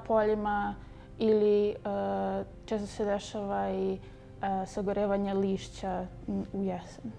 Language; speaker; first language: Serbian; native; Serbian